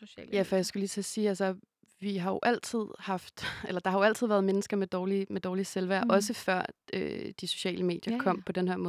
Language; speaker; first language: Danish; native; Danish